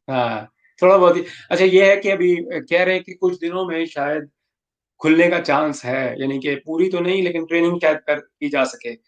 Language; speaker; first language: Urdu; native; Urdu